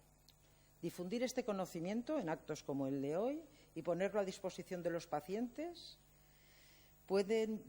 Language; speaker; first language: Spanish; native; Spanish